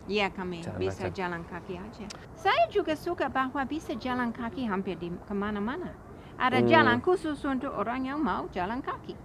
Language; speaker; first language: Indonesian; non-native, fluent; English